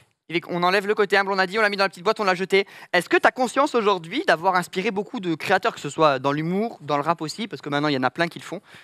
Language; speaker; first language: French; native; French